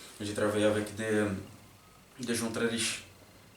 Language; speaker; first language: French; non-native, fluent; Portuguese